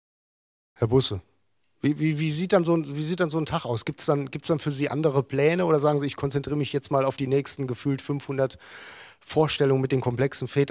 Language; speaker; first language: German; native; German